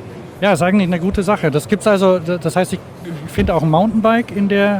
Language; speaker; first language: German; native; German